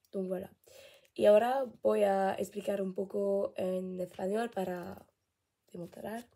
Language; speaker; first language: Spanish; non-native, learner; French